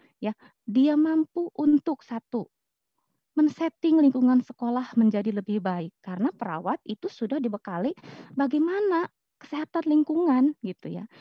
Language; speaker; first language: Indonesian; native; Indonesian